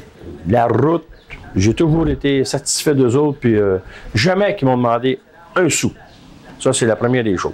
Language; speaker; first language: French; native; French